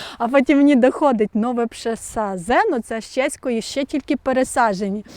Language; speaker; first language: Ukrainian; native; Ukrainian